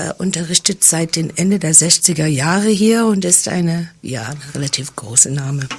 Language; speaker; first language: German; non-native, fluent; English